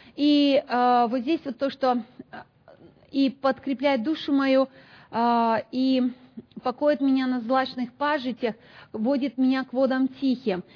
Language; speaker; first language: Russian; native; Russian